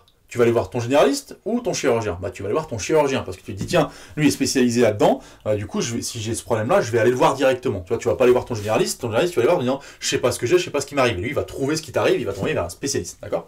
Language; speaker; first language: French; native; French